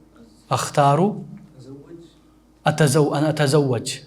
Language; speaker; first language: Arabic; non-native, fluent; Urdu